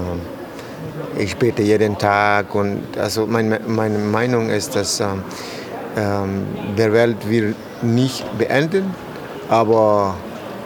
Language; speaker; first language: German; non-native, learner; Spanish